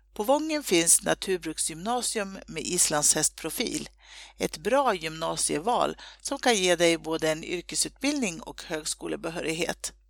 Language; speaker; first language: Swedish; native; Swedish